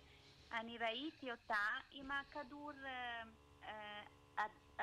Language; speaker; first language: Hebrew; non-native, learner; Italian